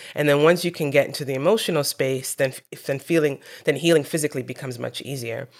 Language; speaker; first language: English; native; English